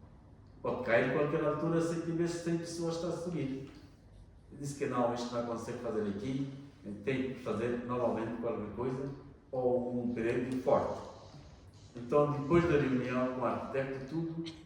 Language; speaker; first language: Portuguese; non-native, learner; Bangla